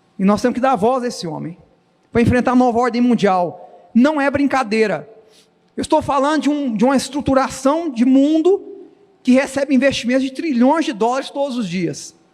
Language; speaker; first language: Portuguese; native; Portuguese